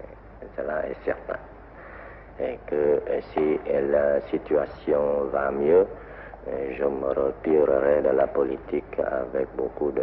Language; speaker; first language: French; non-native, local second language; Vietnamese